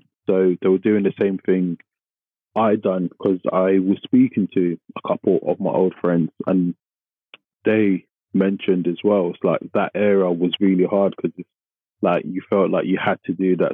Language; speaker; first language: English; native; English